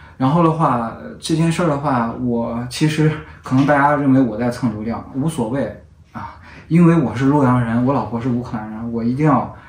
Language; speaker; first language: Chinese; native; Chinese